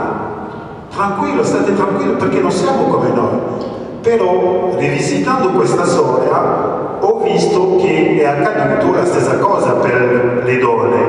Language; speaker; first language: Italian; early bilingual, other home language; French